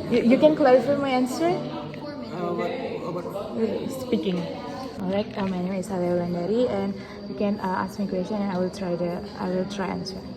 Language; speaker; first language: English; non-native, learner; Indonesian